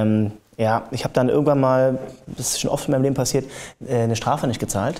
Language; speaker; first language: German; native; German